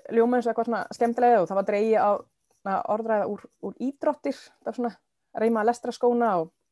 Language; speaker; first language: Icelandic; non-native, fluent; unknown